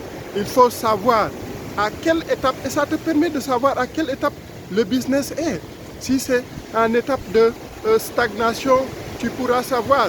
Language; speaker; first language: French; non-native, local second language; Wolof